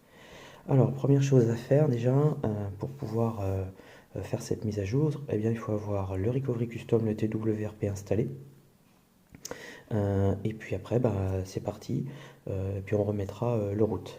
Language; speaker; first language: French; native; French